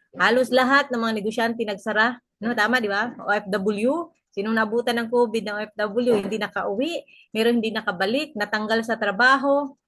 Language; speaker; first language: Filipino; non-native, local second language; Cebuano